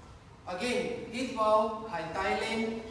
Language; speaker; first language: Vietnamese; non-native, learner; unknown